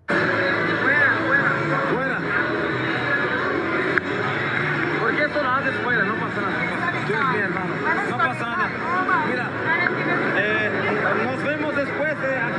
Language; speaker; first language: Spanish; non-native, learner; Portuguese